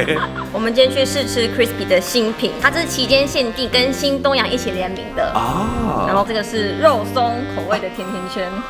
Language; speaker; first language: Chinese; native; Chinese